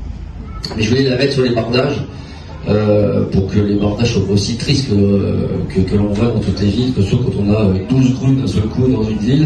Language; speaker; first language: French; native; French